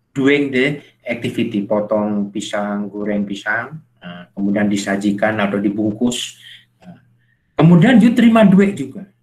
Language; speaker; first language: English; non-native, learner; Indonesian